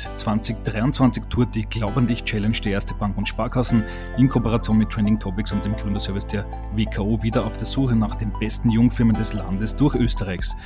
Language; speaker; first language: German; native; German